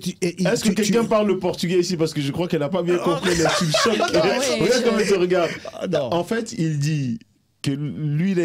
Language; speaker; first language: French; native; French